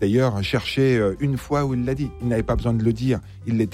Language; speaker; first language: French; native; French